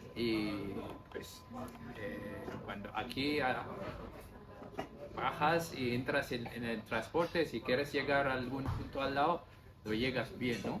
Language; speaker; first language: Spanish; non-native, fluent; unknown